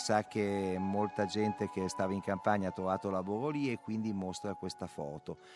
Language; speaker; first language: Italian; native; Italian